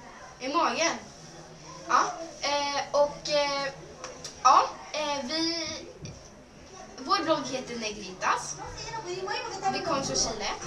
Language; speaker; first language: Swedish; early bilingual, other home language; Spanish